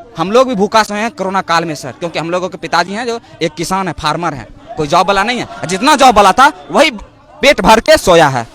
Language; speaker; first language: Hindi; native; Hindi